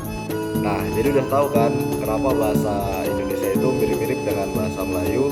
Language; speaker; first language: Indonesian; non-native, local second language; Malay